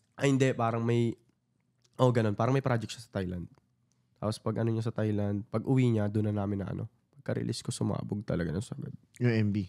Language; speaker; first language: Filipino; native; Filipino